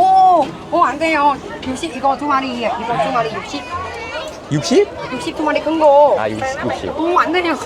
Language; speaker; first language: Korean; non-native, learner; Vietnamese